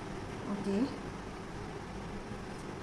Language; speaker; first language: Hindi; native; Hindi